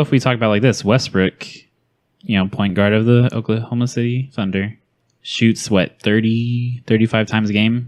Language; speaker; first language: English; native; English